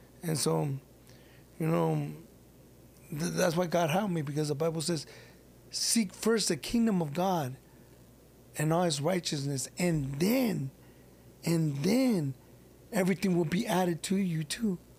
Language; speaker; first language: English; early bilingual, other home language; Spanish